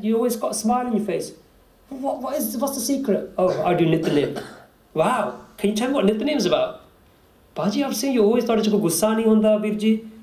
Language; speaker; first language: English; early bilingual, other home language; Punjabi